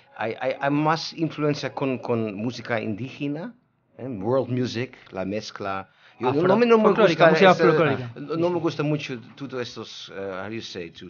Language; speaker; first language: Spanish; non-native, learner; Dutch